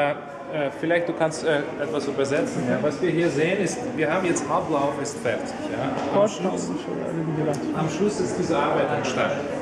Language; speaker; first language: German; non-native, learner; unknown